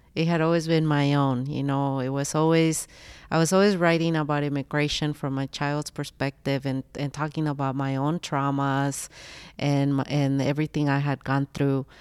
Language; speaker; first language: English; early bilingual, other home language; Spanish